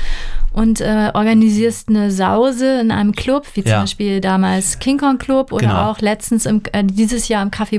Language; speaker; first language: German; native; German